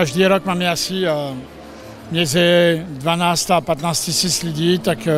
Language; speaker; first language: Czech; non-native, learner; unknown